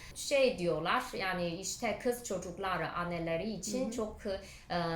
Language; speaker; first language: Turkish; non-native, fluent; Chinese